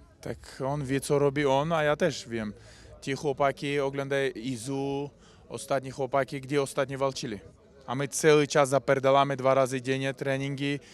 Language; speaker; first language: Polish; non-native, learner; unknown